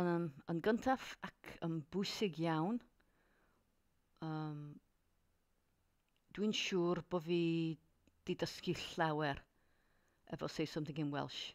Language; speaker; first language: Welsh; non-native, learner; English